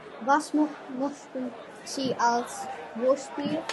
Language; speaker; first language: German; non-native, learner; English